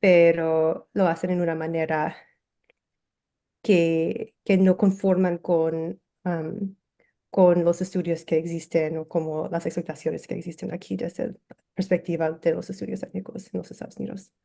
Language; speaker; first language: Spanish; early bilingual, heritage; English